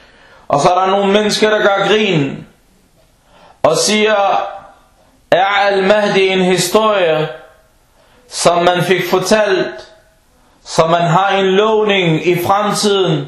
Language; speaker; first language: Danish; early bilingual, other home language; Arabic